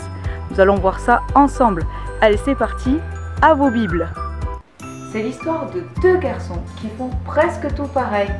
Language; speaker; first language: French; native; French